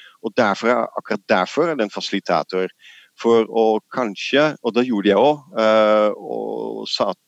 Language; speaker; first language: Norwegian; non-native, fluent; Dutch